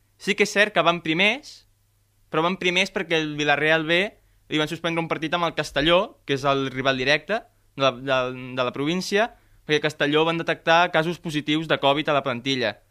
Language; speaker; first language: Catalan; native; Catalan